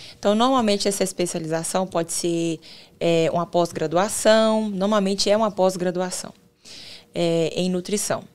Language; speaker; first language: Portuguese; native; Portuguese